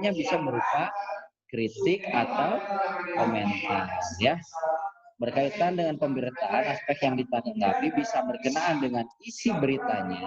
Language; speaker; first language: Indonesian; native; Indonesian